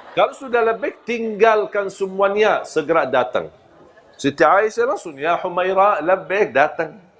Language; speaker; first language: Malay; non-native, fluent; Arabic